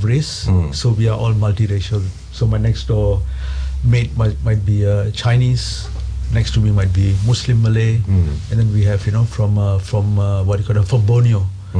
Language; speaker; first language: English; non-native, local second language; Tamil